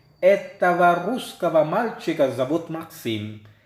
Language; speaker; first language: Russian; non-native, fluent; Filipino